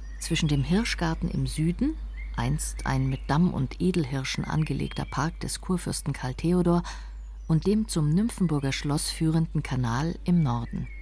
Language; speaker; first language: German; native; German